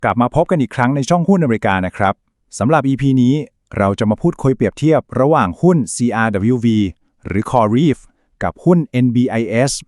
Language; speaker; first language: Thai; native; Thai